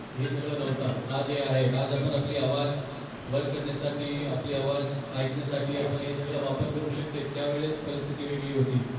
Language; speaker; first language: Marathi; non-native, local second language; Hindi